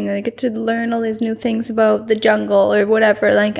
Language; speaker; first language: English; native; English